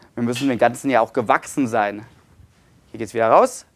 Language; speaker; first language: German; native; German